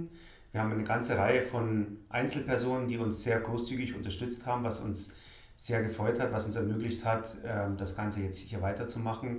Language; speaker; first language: German; native; German